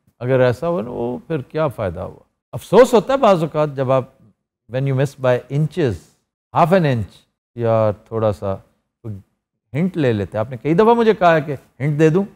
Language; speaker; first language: Urdu; non-native, local second language; Punjabi